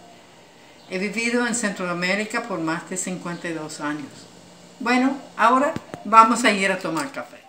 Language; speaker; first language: Spanish; non-native, fluent; English